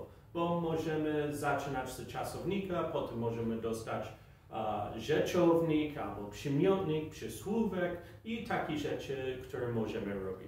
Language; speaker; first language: Polish; non-native, fluent; English